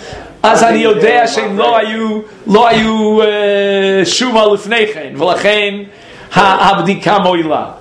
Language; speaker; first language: Hebrew; non-native, fluent; English